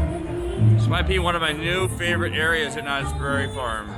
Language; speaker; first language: English; native; English